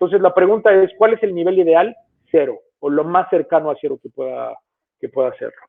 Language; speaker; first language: Spanish; native; Spanish